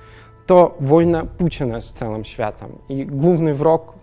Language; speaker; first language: Polish; non-native, learner; Russian